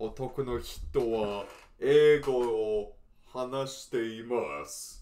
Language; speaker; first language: Japanese; non-native, learner; English